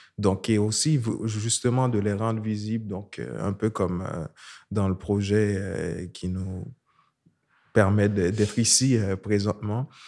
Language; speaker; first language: French; non-native, local second language; Haitian Creole